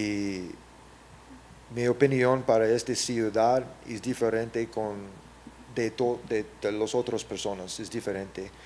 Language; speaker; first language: Spanish; non-native, learner; English